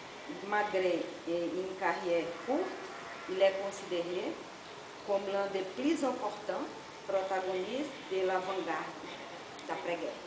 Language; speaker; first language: French; non-native, learner; Portuguese